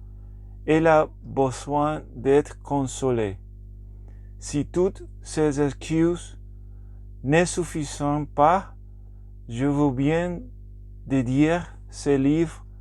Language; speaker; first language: French; non-native, learner; Spanish